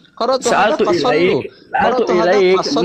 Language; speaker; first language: Arabic; non-native, learner; Indonesian